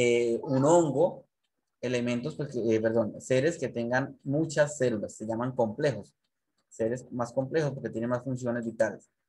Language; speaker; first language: Spanish; native; Spanish